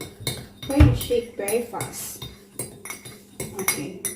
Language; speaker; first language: English; non-native, local second language; Filipino